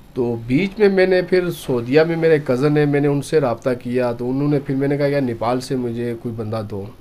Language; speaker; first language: Urdu; native; Urdu